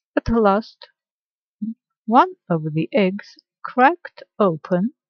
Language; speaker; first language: English; non-native, fluent; Armenian